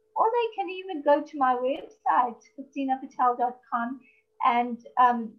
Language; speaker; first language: English; native; English